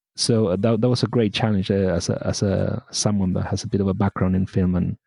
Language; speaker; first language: English; non-native, fluent; Spanish